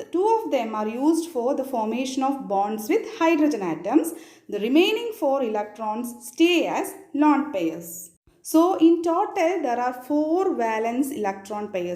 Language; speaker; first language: English; non-native, local second language; Malayalam